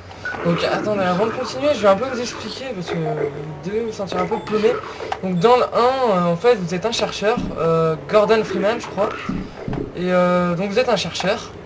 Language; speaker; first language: French; native; French